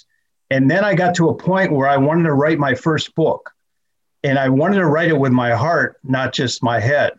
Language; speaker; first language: English; native; English